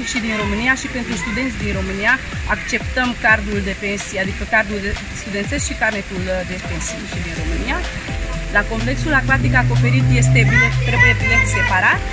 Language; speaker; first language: Romanian; non-native, fluent; Hungarian